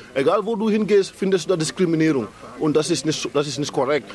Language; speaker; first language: German; non-native, learner; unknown